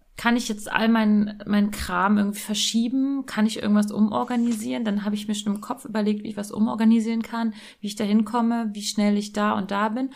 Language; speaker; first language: German; native; German